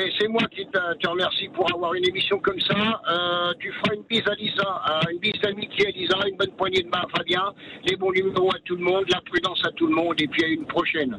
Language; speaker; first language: French; native; French